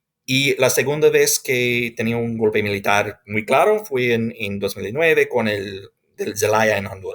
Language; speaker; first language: Spanish; non-native, fluent; English